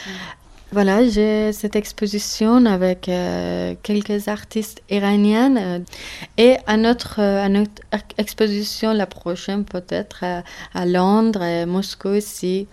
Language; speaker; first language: French; non-native, learner; Persian